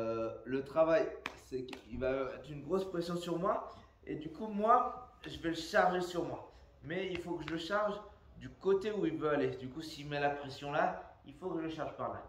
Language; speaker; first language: French; native; French